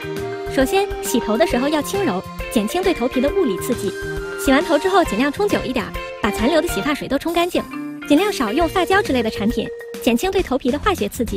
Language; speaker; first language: Chinese; native; Chinese